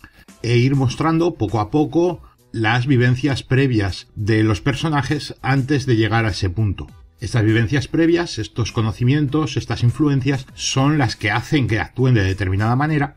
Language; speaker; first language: Spanish; native; Spanish